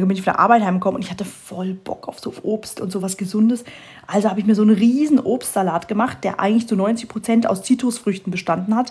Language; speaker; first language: German; native; German